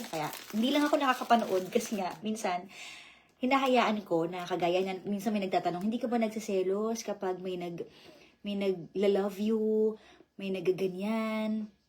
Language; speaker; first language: Filipino; native; Filipino